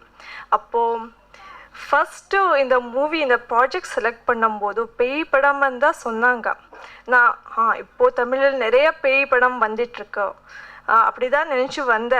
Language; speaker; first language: Tamil; non-native, learner; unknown